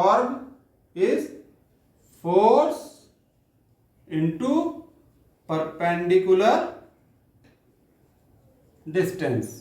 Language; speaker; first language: Hindi; native; Hindi